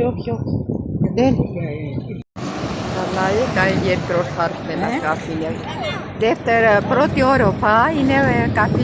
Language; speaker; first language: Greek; non-native, learner; Armenian